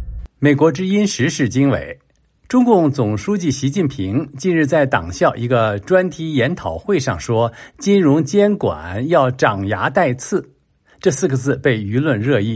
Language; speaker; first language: Chinese; native; Chinese